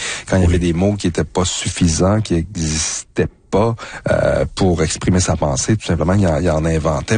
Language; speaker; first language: French; native; French